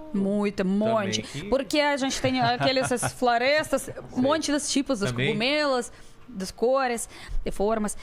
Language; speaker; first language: Portuguese; non-native, learner; Russian